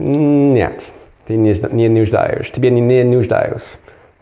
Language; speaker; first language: Russian; non-native, learner; English